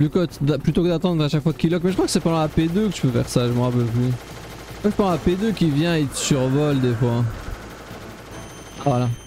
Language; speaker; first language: French; native; French